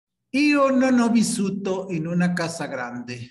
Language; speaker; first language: Italian; non-native, fluent; Spanish